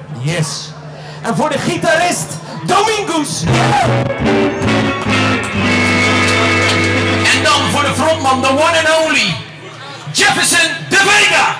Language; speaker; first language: Dutch; native; Dutch